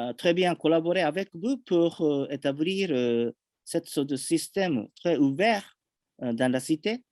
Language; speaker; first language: French; non-native, fluent; Japanese